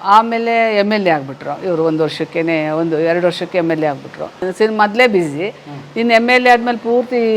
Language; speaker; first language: Kannada; native; Kannada